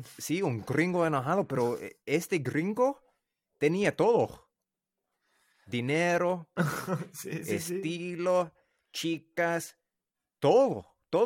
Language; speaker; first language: Spanish; non-native, learner; English